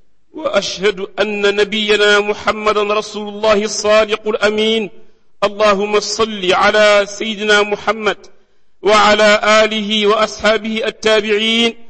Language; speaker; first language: Arabic; non-native, fluent; Wolof